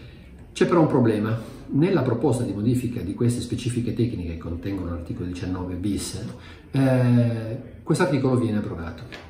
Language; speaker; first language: Italian; native; Italian